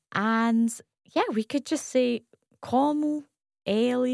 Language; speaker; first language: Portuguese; non-native, learner; English